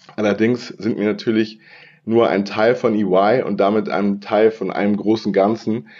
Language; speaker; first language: German; native; German